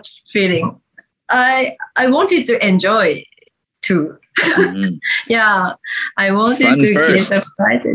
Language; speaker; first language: English; non-native, learner; Japanese